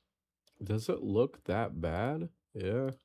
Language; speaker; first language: English; native; English